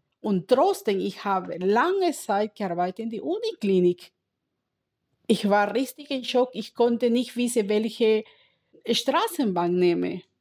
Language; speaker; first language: German; non-native, learner; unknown